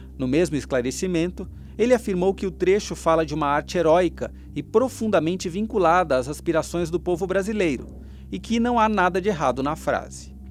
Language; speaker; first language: Portuguese; native; Portuguese